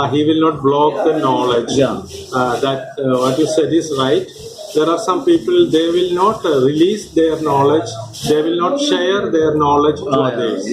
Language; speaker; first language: English; non-native, local second language; Malayalam